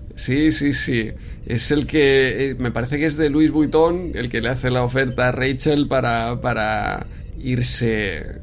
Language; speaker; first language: Spanish; native; Spanish